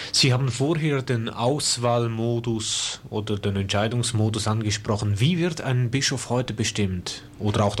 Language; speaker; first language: German; native; German